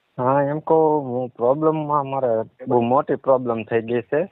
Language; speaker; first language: Gujarati; native; Gujarati